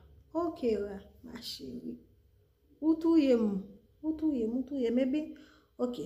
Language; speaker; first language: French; non-native, learner; Haitian Creole